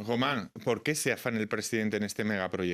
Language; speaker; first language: Spanish; native; Spanish